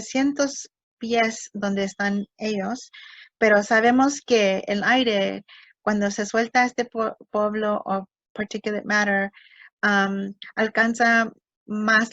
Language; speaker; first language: Spanish; early bilingual, heritage; English